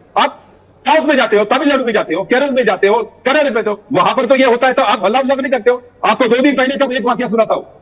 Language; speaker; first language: Hindi; non-native, local second language; Marathi